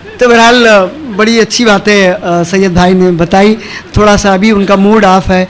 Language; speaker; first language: Urdu; native; Urdu